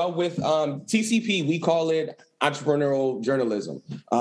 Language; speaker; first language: English; native; English